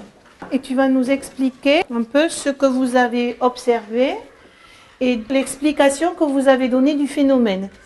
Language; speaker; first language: French; native; French